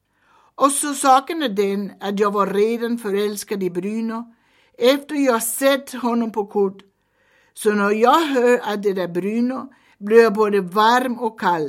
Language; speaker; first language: Swedish; early bilingual, heritage; Swedish